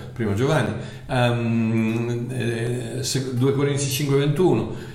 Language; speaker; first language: Italian; non-native, fluent; English